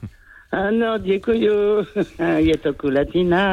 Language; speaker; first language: Czech; non-native, fluent; French